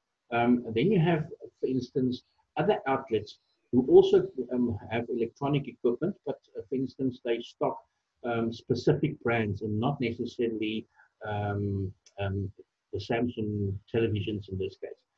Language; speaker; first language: English; non-native, local second language; Afrikaans